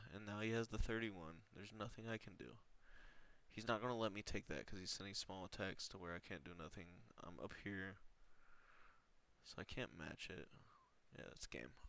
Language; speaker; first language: English; native; English